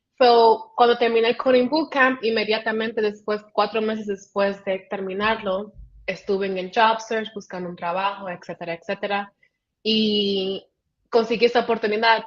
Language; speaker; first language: Spanish; early bilingual, heritage; Spanish